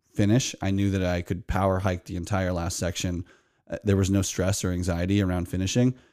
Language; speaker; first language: English; native; English